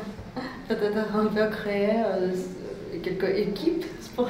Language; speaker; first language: French; non-native, learner; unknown